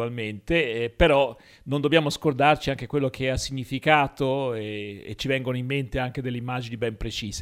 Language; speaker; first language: Italian; native; Italian